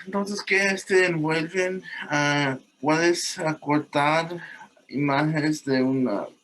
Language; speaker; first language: Spanish; early bilingual, heritage; English